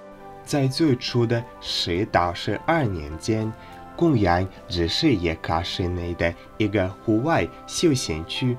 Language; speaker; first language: Chinese; non-native, learner; Russian